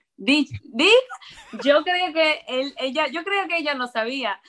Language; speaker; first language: Spanish; early bilingual, heritage; Spanish